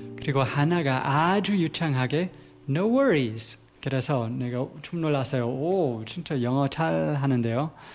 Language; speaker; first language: Korean; non-native, fluent; English